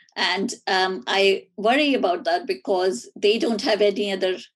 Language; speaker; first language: English; non-native, local second language; Hindi